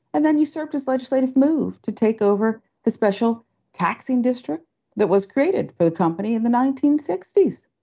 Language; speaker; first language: English; native; English